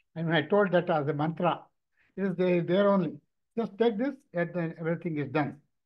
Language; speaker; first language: English; non-native, local second language; Tamil